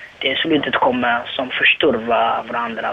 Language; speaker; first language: Swedish; non-native, learner; Somali